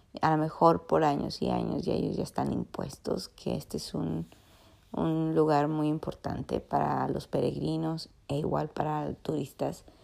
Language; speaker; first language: Spanish; early bilingual, heritage; Spanish